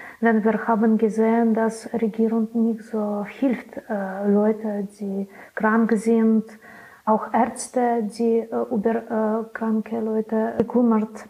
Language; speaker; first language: German; non-native, learner; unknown